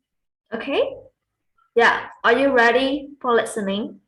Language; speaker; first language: English; non-native, fluent; Vietnamese